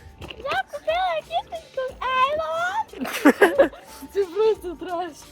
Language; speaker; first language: Polish; non-native, learner; Ukrainian